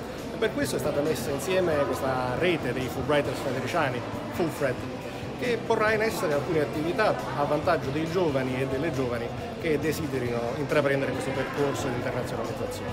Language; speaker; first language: Italian; native; Italian